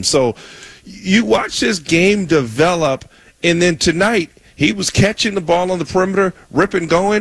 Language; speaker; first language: English; native; English